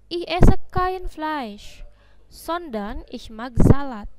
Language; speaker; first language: German; non-native, fluent; Indonesian